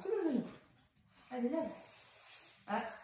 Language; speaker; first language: French; native; French